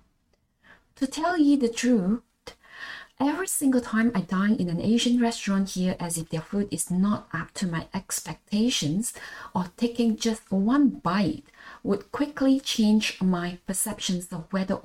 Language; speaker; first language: English; non-native, local second language; Malay